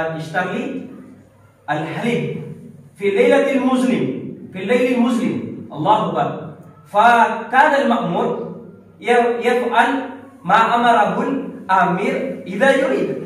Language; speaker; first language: Arabic; non-native, learner; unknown